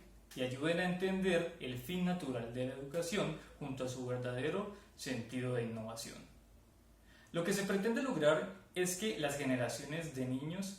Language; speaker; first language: Spanish; native; Spanish